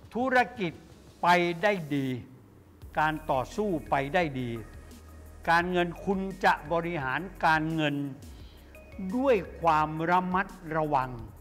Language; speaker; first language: Thai; native; Thai